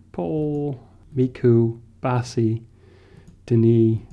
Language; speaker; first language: English; non-native, fluent; Dutch